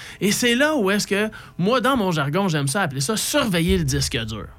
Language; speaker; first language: French; native; French